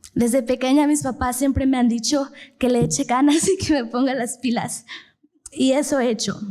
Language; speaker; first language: Spanish; early bilingual, heritage; Spanish